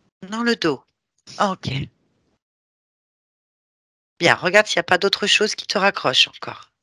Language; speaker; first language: French; native; French